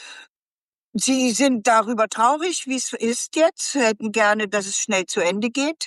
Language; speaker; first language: German; native; German